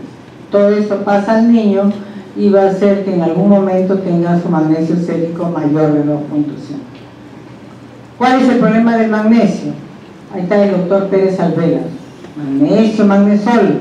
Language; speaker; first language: Spanish; native; Spanish